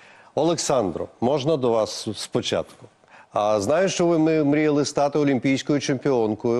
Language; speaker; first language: Ukrainian; native; Ukrainian